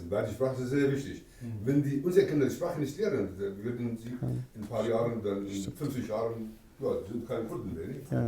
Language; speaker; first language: German; non-native, fluent; Kurdish